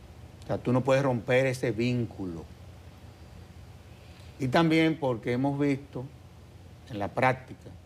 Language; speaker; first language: Spanish; native; Spanish